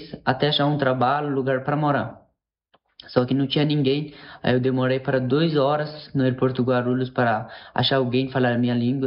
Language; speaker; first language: Portuguese; non-native, learner; Persian